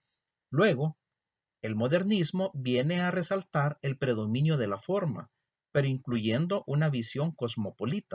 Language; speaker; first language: Spanish; native; Spanish